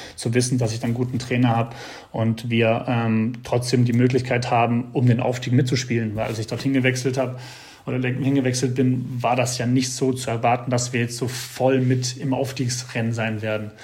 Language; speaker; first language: German; native; German